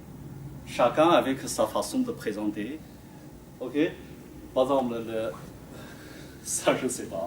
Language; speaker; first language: French; non-native, fluent; Chinese